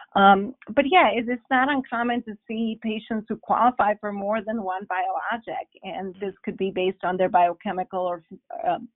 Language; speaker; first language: English; non-native, fluent; Spanish